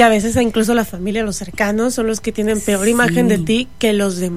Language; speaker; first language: Spanish; native; Spanish